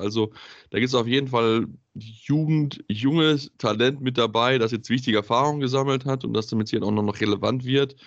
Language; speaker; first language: German; native; German